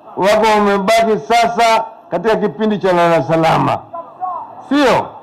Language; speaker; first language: Swahili; non-native, local second language; Luo (Kenya and Tanzania)